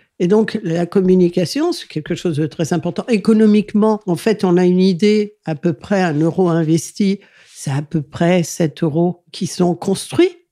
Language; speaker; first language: French; early bilingual, other home language; Catalan